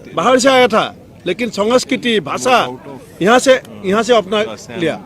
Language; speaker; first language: Hindi; non-native, local second language; Assamese